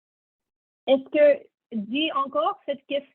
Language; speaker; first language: French; non-native, learner; English